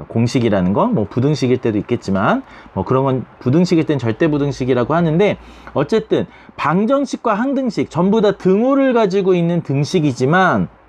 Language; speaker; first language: Korean; native; Korean